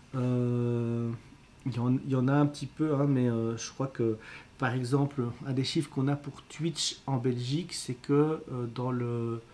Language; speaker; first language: French; native; French